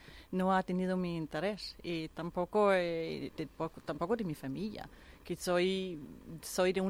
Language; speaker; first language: Spanish; non-native, fluent; Danish